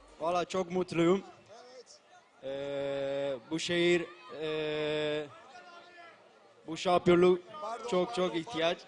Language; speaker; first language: Turkish; non-native, learner; Italian